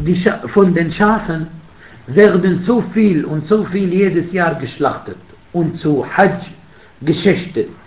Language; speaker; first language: German; non-native, fluent; Arabic